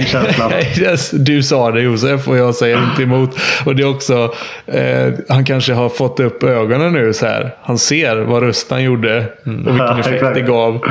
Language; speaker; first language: Swedish; native; Swedish